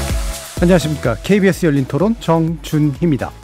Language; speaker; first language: Korean; native; Korean